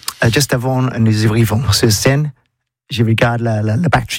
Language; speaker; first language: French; non-native, learner; English